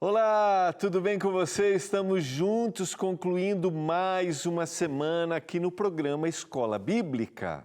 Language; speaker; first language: Portuguese; native; Portuguese